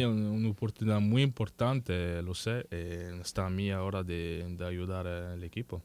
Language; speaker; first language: Spanish; non-native, learner; French